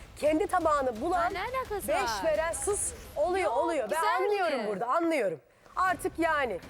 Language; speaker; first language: Turkish; native; Turkish